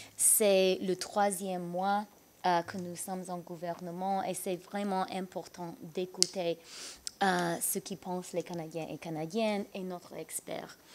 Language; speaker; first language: French; non-native, learner; English